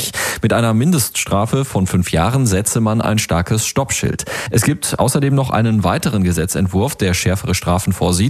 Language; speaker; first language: German; native; German